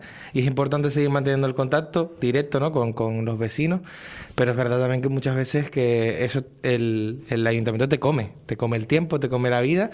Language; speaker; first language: Spanish; native; Spanish